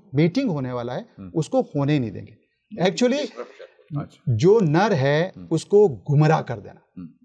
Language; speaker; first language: Hindi; native; Hindi